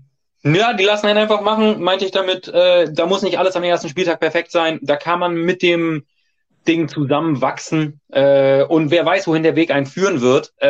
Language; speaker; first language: German; native; German